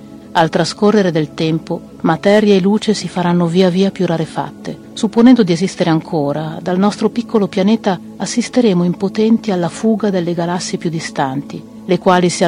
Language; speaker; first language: Italian; native; Italian